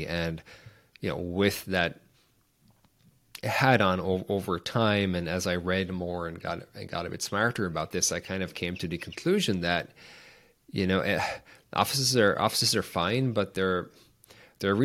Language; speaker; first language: English; native; English